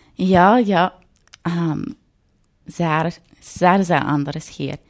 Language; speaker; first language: German; non-native, learner; English